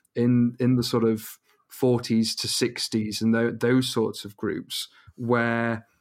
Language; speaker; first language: English; native; English